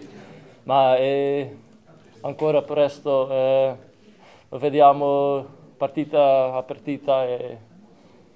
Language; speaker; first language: Italian; non-native, learner; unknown